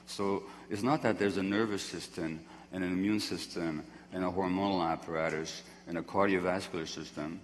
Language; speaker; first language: English; non-native, fluent; Hungarian